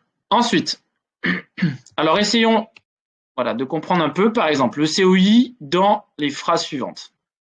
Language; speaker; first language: French; native; French